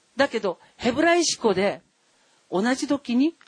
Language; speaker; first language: Japanese; non-native, fluent; Korean